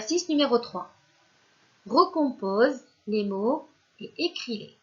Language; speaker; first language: French; non-native, local second language; Arabic